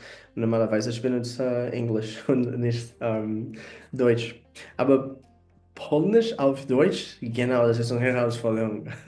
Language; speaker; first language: German; non-native, learner; Portuguese